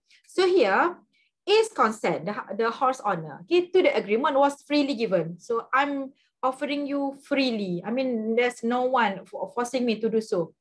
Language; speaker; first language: English; non-native, local second language; Malay